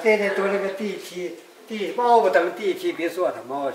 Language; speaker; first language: Russian; non-native, learner; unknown